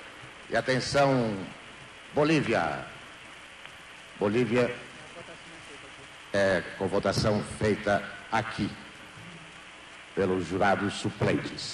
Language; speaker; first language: Portuguese; native; Portuguese